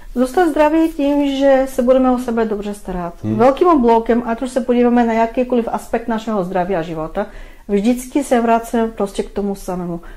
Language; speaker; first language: Czech; non-native, fluent; Bulgarian